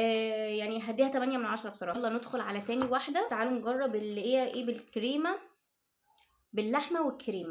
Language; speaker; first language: Arabic; native; Arabic